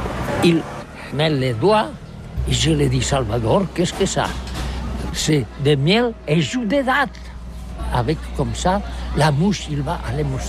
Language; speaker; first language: French; non-native, learner; Catalan